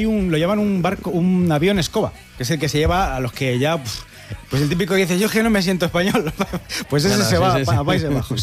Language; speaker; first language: Spanish; native; Spanish